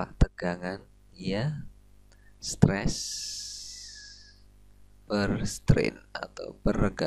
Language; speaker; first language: Indonesian; native; Indonesian